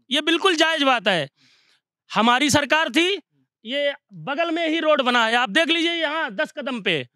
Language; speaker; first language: Hindi; native; Hindi